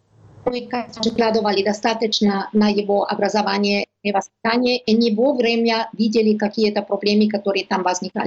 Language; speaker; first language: Russian; non-native, learner; German